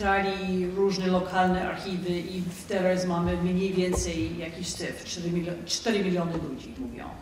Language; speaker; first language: Polish; non-native, fluent; English